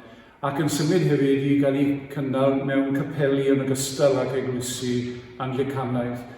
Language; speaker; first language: Welsh; native; Welsh